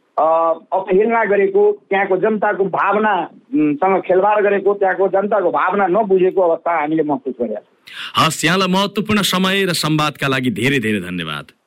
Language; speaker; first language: Nepali; non-native, local second language; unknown